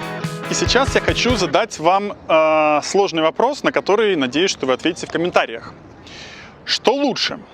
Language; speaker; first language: Russian; native; Russian